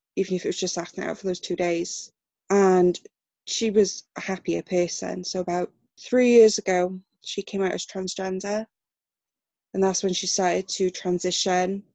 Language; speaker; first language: English; native; English